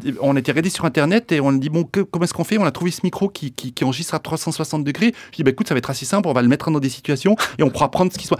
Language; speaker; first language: French; early bilingual, other home language; Spanish